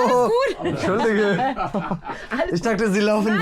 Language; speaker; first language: German; non-native, learner; Bangla